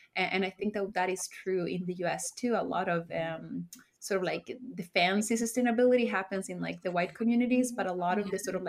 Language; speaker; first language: English; early bilingual, heritage; Spanish